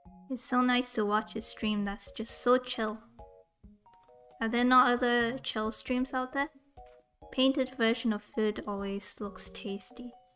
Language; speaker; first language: English; non-native, local second language; Cantonese